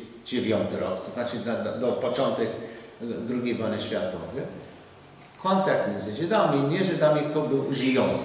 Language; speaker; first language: Polish; non-native, learner; English